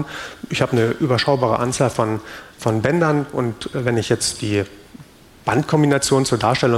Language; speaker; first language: German; native; German